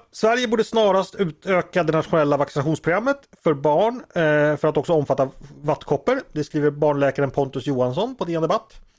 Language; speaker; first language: Swedish; native; Swedish